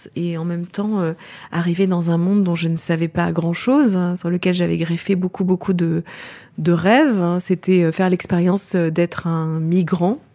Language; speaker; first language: French; native; French